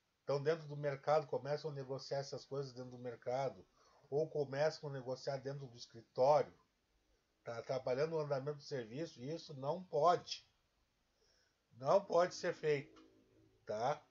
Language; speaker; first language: Portuguese; native; Portuguese